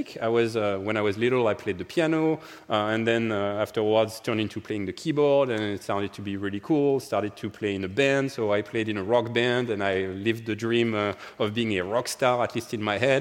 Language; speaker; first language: English; non-native, fluent; French